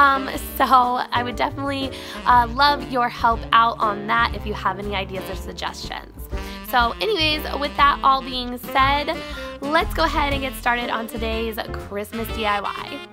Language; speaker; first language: English; native; English